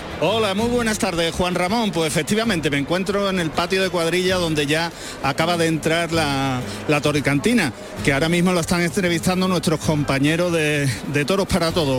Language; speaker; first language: Spanish; native; Spanish